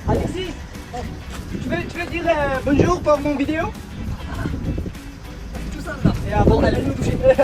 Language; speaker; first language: French; non-native, learner; Kazakh